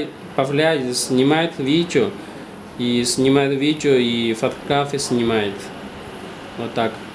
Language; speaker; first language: Russian; non-native, learner; Chinese